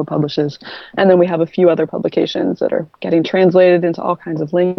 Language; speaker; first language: English; native; English